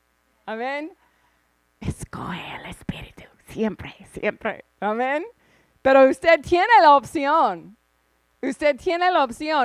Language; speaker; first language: Spanish; non-native, fluent; English